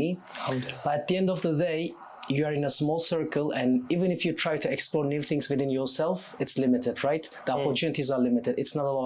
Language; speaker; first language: English; non-native, fluent; Turkish